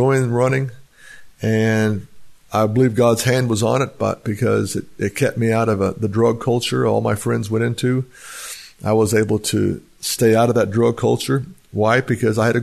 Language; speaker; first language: English; native; English